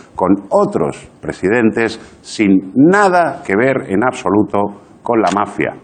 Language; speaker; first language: Spanish; native; Spanish